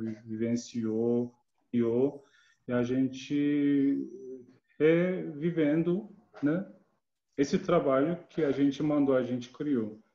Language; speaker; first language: Portuguese; non-native, learner; Turkish